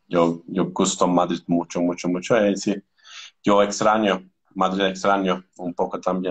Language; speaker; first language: Spanish; non-native, learner; Turkish